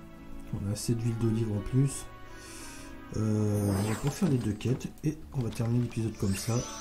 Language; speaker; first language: French; native; French